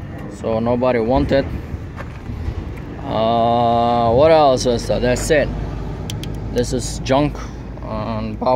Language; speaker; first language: English; non-native, local second language; Somali